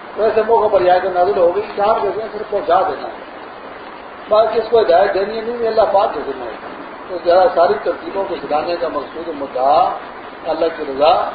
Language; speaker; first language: Urdu; non-native, local second language; Pashto